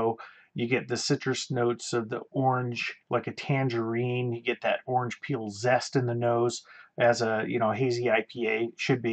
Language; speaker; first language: English; native; English